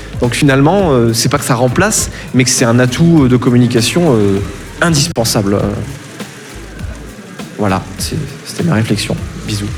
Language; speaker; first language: French; native; French